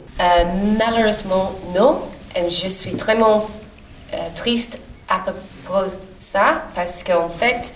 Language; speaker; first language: French; non-native, learner; English